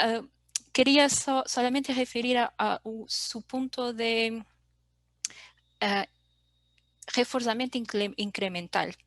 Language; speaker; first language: Spanish; non-native, fluent; Portuguese